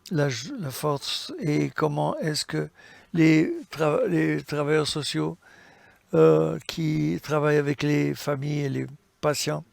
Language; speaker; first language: French; non-native, fluent; English